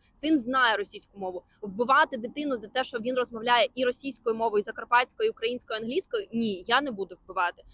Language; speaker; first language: Ukrainian; non-native, local second language; Russian